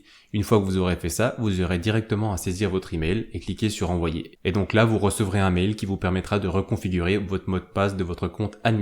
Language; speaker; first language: French; native; French